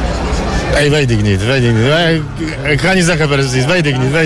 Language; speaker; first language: Dutch; non-native, learner; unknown